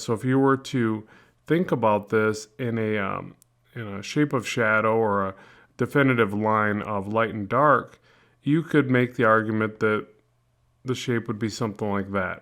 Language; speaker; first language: English; native; English